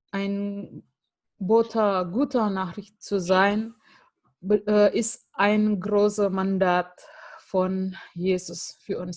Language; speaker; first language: German; non-native, fluent; Indonesian